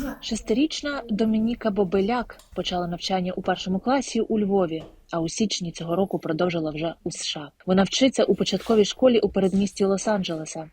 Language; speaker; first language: Ukrainian; native; Ukrainian